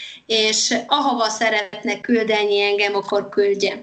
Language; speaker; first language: Hungarian; non-native, fluent; Polish